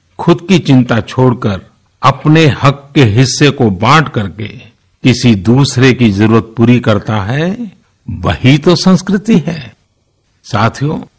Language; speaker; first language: Hindi; non-native, local second language; Gujarati